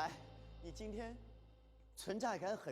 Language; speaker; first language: Chinese; native; Chinese